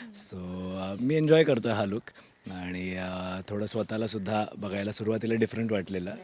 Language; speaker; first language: Marathi; native; Marathi